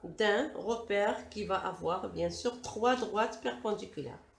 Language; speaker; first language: French; non-native, local second language; Arabic